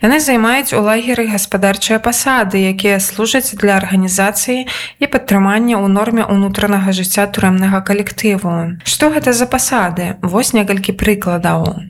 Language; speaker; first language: Belarusian; native; Belarusian